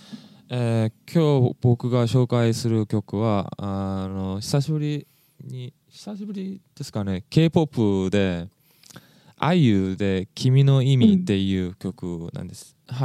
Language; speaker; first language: Japanese; non-native, fluent; English